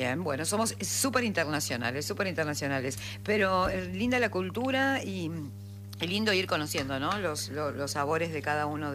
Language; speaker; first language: Spanish; native; Spanish